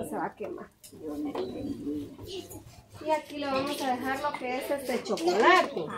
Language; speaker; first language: Spanish; native; Spanish